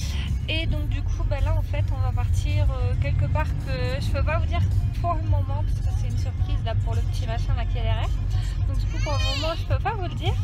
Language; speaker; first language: French; native; French